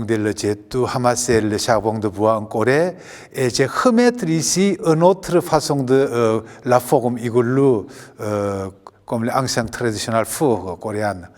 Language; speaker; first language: French; non-native, learner; Korean